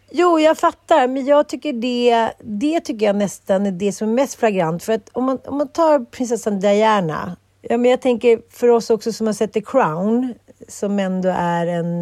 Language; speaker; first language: Swedish; native; Swedish